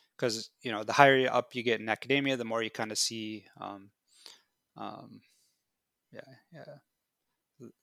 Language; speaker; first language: English; native; English